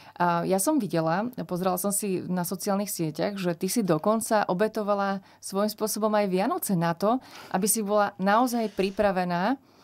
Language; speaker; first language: Slovak; native; Slovak